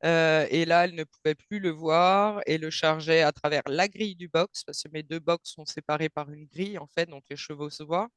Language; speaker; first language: French; native; French